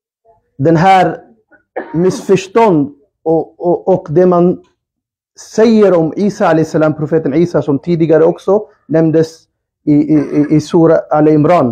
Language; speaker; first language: Swedish; early bilingual, other home language; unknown